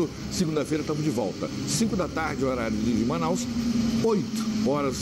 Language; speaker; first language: Portuguese; native; Portuguese